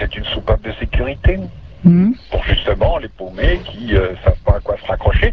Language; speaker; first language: French; native; French